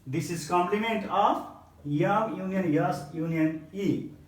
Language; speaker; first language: English; non-native, local second language; Nepali